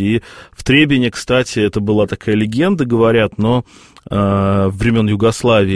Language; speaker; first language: Russian; native; Russian